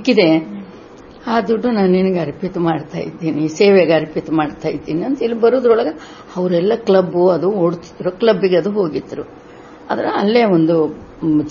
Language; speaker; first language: Kannada; non-native, local second language; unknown